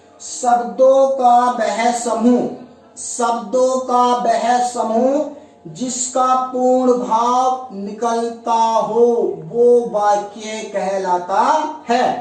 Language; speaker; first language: Hindi; native; Hindi